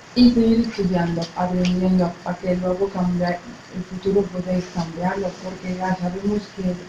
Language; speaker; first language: Spanish; non-native, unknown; Arabic